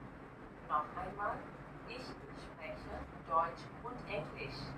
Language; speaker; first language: German; non-native, fluent; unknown